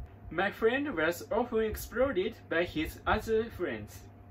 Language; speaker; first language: English; non-native, learner; Japanese